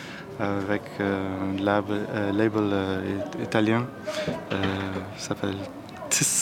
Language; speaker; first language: French; non-native, learner; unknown